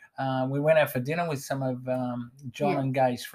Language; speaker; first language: English; native; English